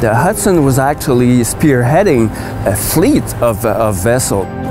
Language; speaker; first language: English; non-native, fluent; French